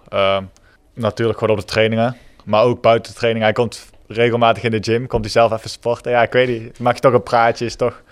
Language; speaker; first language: Dutch; native; Dutch